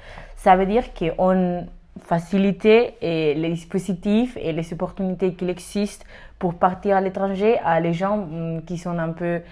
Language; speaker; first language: French; non-native, learner; Spanish